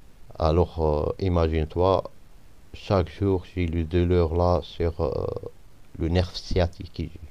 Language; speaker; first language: French; non-native, fluent; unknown